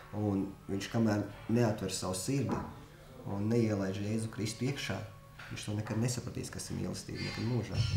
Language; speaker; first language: Latvian; non-native, local second language; Russian